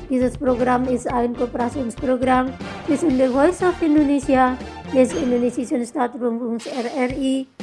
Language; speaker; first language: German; non-native, fluent; Indonesian